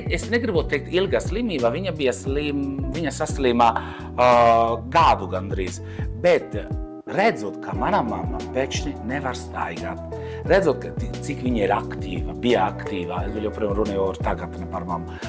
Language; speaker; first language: Latvian; non-native, fluent; Italian